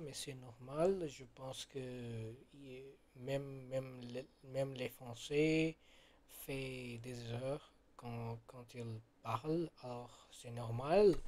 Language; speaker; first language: French; non-native, learner; Gujarati